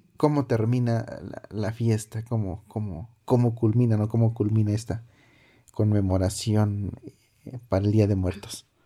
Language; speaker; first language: Spanish; native; Spanish